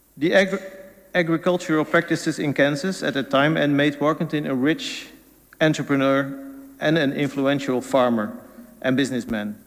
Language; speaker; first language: English; non-native, fluent; Dutch